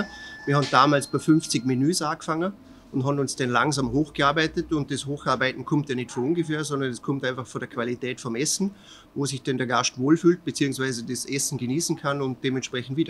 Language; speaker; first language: German; native; German